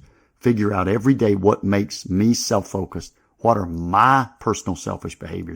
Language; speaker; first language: English; native; English